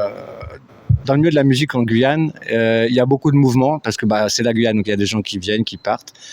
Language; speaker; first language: French; native; French